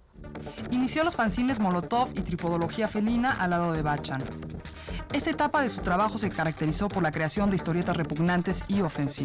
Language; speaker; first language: Spanish; native; Spanish